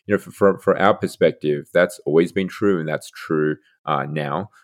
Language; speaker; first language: English; native; English